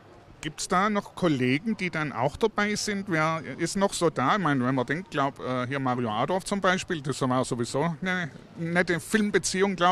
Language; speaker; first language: German; native; German